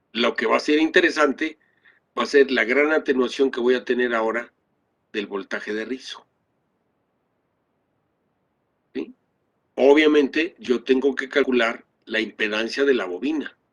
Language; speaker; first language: Spanish; native; Spanish